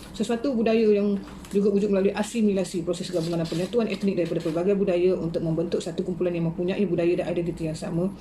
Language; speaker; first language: Malay; native; Malay